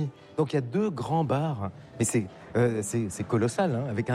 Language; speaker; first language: French; native; French